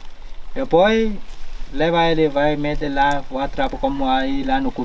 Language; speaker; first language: Portuguese; non-native, learner; Vietnamese